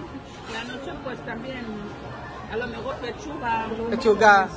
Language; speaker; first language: Spanish; native; Spanish